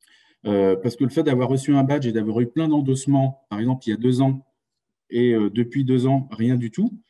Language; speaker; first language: French; native; French